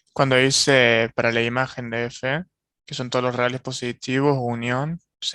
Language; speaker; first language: Spanish; native; Spanish